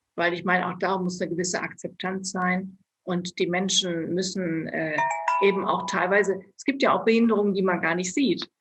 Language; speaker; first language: German; native; German